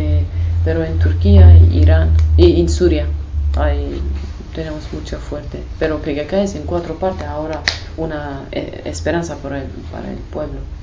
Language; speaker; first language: Spanish; non-native, learner; Kurdish